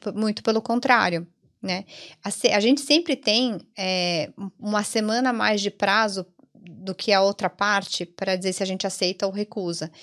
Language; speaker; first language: Portuguese; early bilingual, other home language; Italian